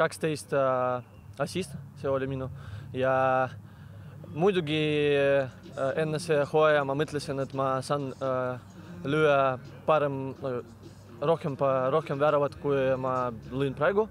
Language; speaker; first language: Estonian; non-native, local second language; Russian